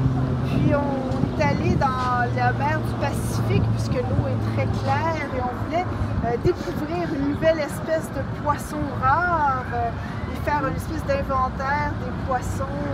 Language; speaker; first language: French; native; French